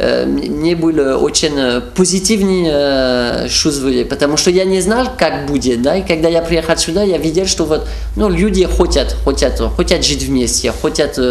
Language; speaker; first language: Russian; non-native, fluent; French